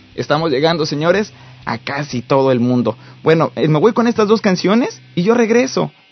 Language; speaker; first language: Spanish; native; Spanish